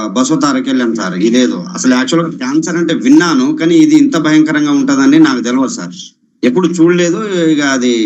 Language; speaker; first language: Telugu; non-native, local second language; Lambadi